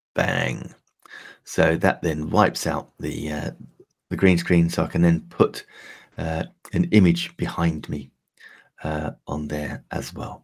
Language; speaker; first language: English; native; English